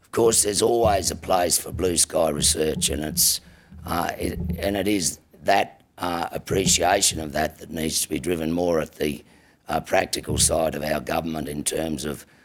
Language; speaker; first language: English; native; English